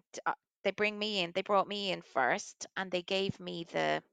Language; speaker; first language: English; native; English